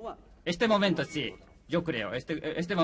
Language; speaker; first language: Spanish; non-native, learner; Japanese